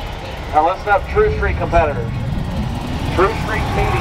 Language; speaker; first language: English; native; English